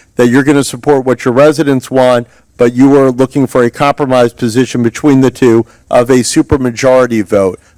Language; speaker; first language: English; native; English